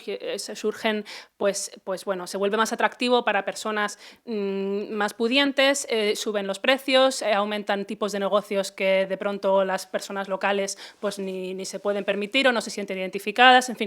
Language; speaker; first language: Spanish; native; Spanish